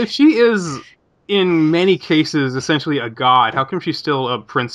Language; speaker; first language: English; native; English